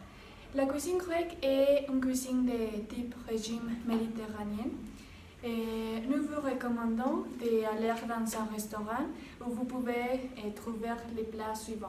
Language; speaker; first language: French; non-native, learner; Spanish